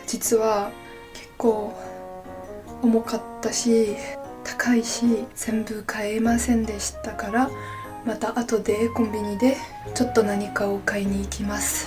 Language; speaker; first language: Japanese; non-native, learner; French